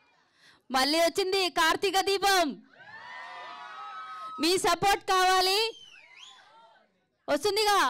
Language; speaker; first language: Telugu; non-native, learner; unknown